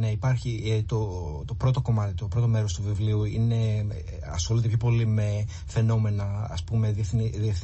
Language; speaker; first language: Greek; native; Greek